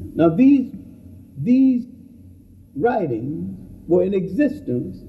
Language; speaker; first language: English; native; English